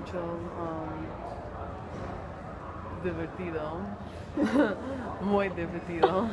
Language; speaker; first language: Spanish; non-native, learner; English